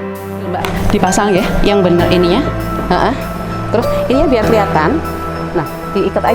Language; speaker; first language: Indonesian; native; Indonesian